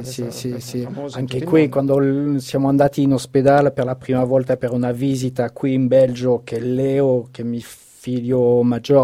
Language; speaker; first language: Italian; non-native, fluent; French